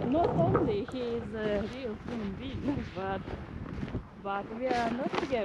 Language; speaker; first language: English; non-native, learner; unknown